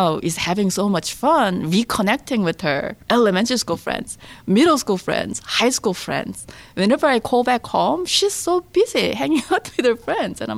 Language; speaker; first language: English; non-native, fluent; Korean